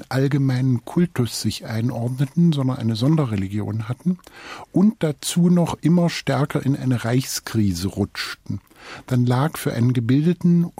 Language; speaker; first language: German; native; German